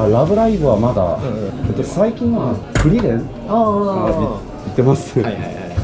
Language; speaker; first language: Japanese; non-native, learner; Korean